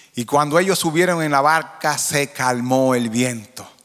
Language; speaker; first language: Spanish; native; Spanish